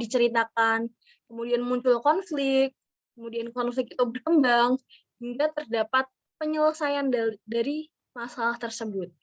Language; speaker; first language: Indonesian; native; Indonesian